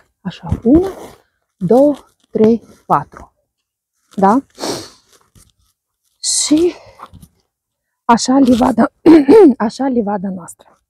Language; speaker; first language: Romanian; non-native, learner; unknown